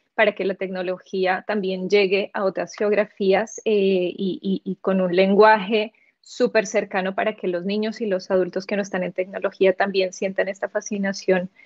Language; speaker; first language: Spanish; native; Spanish